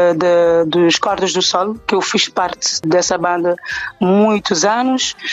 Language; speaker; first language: Portuguese; non-native, local second language; Kabuverdianu